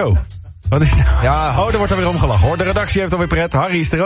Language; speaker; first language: Dutch; native; Dutch